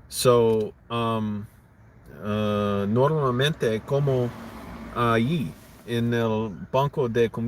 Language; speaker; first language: Spanish; non-native, learner; English